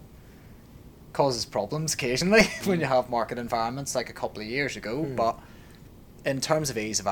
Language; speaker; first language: English; native; English